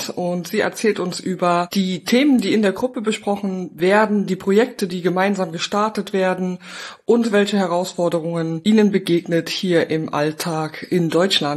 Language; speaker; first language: German; native; German